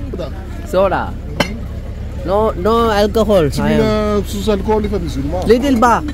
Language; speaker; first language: English; non-native, learner; Tamil